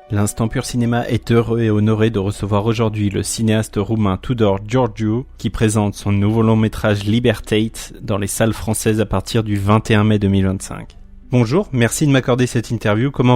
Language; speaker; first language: French; native; French